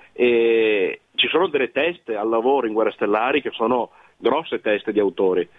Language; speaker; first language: Italian; native; Italian